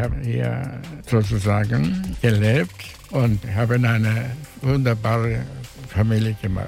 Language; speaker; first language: German; non-native, learner; Greek